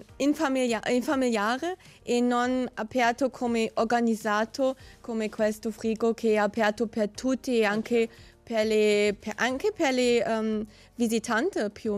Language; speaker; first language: Italian; non-native, learner; German